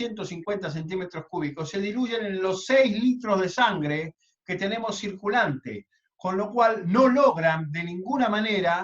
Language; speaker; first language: Spanish; native; Spanish